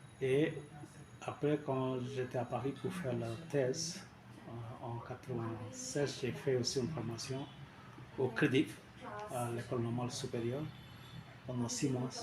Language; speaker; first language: French; non-native, fluent; Bangla